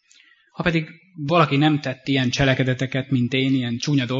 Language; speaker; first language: Hungarian; native; Hungarian